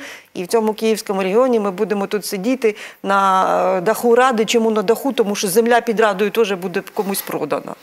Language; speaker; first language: Ukrainian; native; Ukrainian